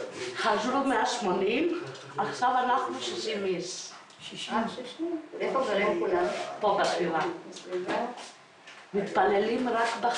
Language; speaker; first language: Hebrew; non-native, fluent; Greek